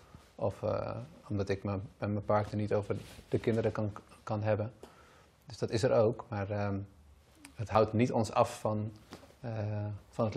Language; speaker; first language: Dutch; native; Dutch